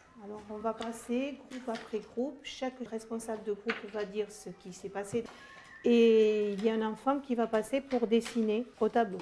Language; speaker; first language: French; native; French